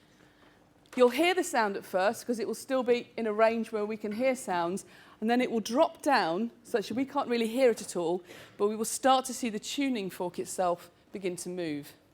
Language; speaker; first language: English; native; English